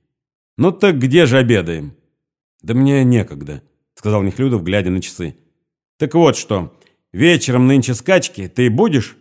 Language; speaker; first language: Russian; native; Russian